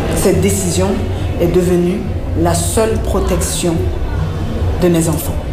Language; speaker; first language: French; non-native, local second language; Bambara